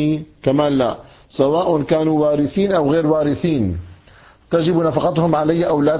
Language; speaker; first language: Arabic; native; Arabic